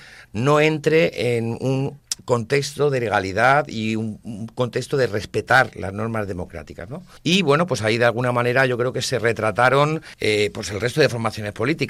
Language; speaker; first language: Spanish; native; Spanish